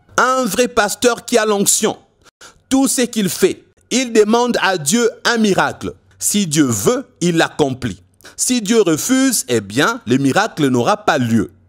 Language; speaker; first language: French; non-native, local second language; Lingala